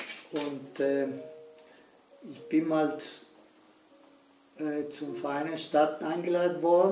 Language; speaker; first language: German; non-native, fluent; Spanish